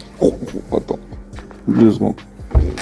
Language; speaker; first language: French; native; French